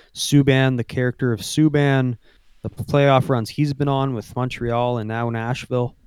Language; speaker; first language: English; native; English